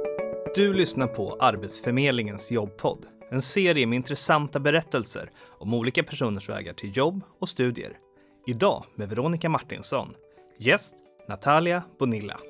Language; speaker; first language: Swedish; native; Swedish